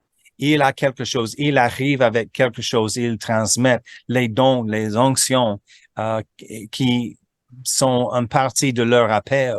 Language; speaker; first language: French; non-native, fluent; English